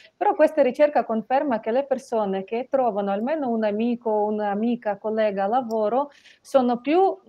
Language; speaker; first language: Italian; non-native, fluent; Ukrainian